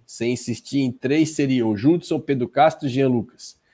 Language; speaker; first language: Portuguese; native; Portuguese